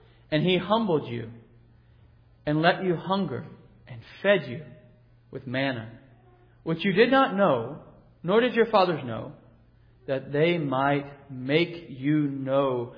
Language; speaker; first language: English; native; English